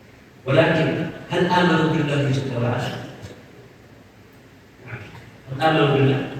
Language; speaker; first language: Arabic; native; Arabic